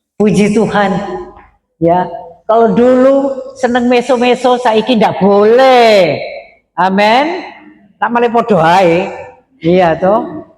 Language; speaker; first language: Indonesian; non-native, local second language; Madurese